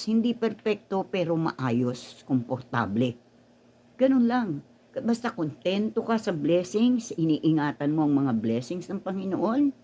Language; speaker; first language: Filipino; native; Filipino